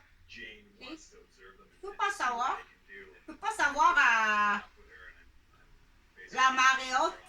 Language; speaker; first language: French; native; French